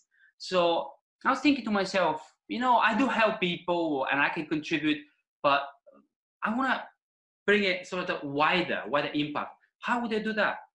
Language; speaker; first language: English; non-native, fluent; Bulgarian